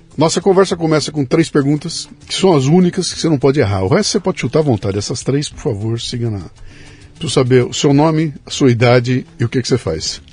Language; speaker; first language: Portuguese; native; Portuguese